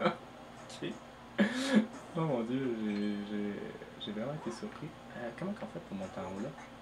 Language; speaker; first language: French; native; French